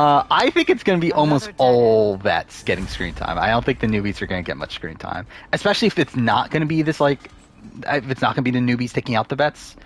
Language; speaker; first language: English; native; English